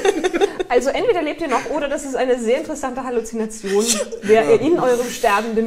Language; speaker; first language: German; native; German